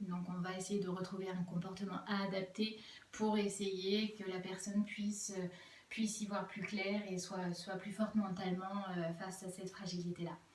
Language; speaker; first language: French; native; French